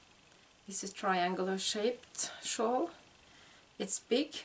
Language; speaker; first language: English; non-native, fluent; Norwegian